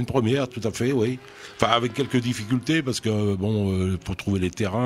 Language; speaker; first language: French; native; French